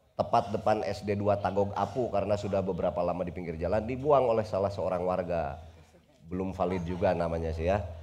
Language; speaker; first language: Indonesian; non-native, local second language; Sundanese